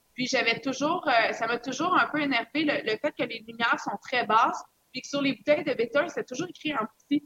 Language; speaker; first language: French; native; French